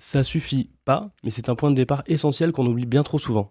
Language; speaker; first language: French; native; French